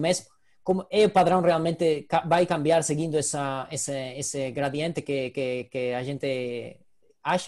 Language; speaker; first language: Portuguese; non-native, fluent; Spanish